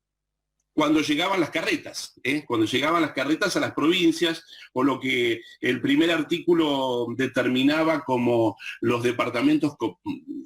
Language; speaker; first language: Spanish; native; Spanish